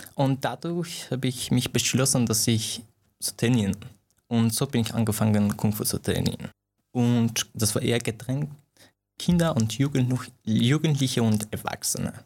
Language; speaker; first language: German; non-native, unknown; Persian